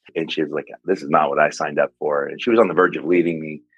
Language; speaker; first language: English; native; English